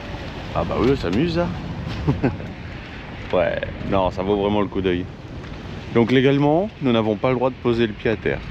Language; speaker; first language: French; native; French